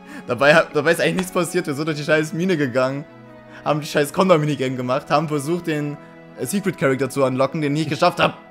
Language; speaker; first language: German; native; German